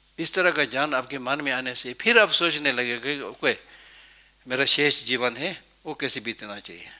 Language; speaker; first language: Hindi; non-native, fluent; Tibetan